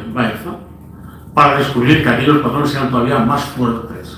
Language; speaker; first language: Spanish; native; Spanish